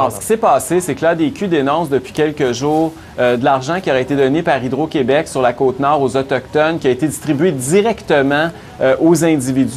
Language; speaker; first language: French; native; French